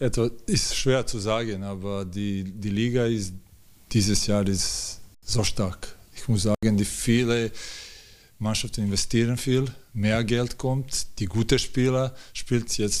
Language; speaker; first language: German; non-native, fluent; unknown